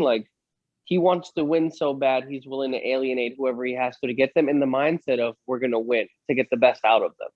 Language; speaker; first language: English; native; English